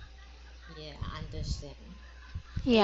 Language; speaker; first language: English; non-native, learner; Chinese